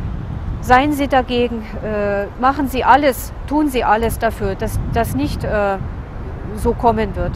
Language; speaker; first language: German; non-native, fluent; Russian